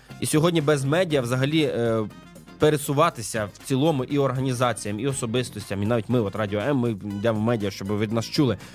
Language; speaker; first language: Ukrainian; native; Ukrainian